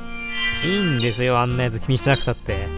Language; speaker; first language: Japanese; native; Japanese